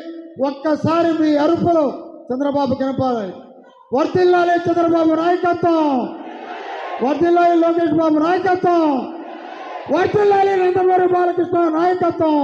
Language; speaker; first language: Telugu; native; Telugu